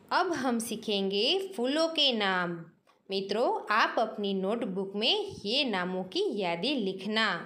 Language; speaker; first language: Hindi; non-native, local second language; Gujarati